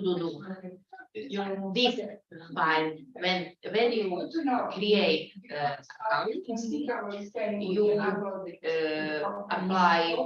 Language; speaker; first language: English; non-native, learner; Slovak